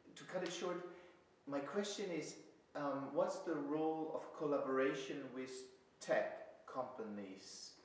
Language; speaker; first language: English; non-native, fluent; German